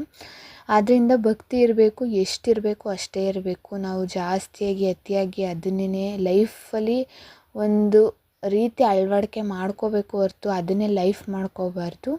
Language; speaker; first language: Kannada; native; Kannada